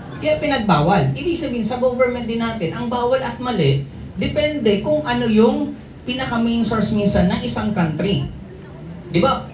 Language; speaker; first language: Filipino; non-native, local second language; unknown